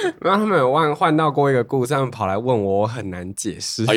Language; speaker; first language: Chinese; native; Chinese